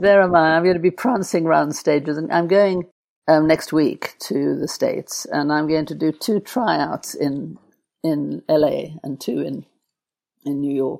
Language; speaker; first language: English; native; English